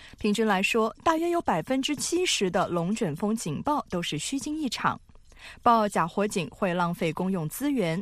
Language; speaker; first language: Chinese; native; Chinese